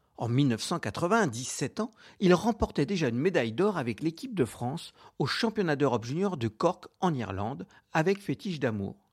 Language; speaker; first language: French; native; French